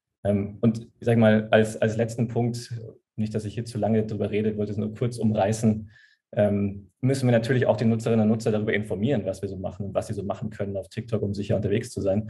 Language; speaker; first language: German; native; German